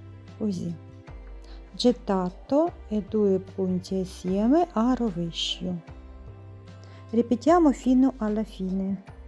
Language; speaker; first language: Italian; non-native, learner; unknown